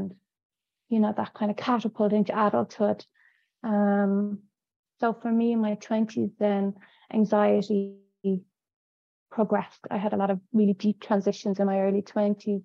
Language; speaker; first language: English; native; English